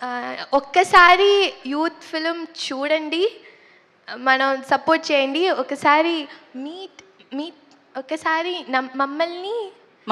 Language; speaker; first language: Telugu; non-native, learner; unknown